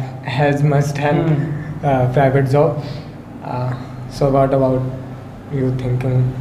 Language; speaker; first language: English; non-native, learner; Hindi